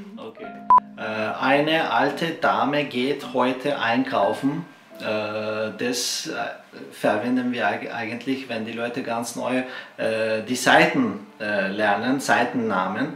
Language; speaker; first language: German; non-native, fluent; Turkish